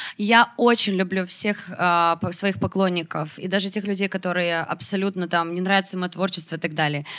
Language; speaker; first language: Russian; native; Russian